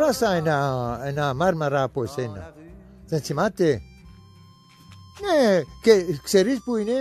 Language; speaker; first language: Greek; non-native, learner; French